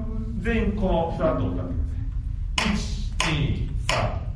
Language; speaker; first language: Japanese; native; Japanese